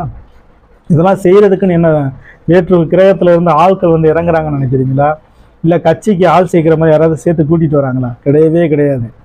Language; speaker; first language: Tamil; native; Tamil